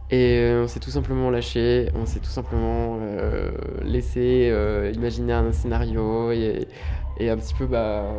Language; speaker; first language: French; native; French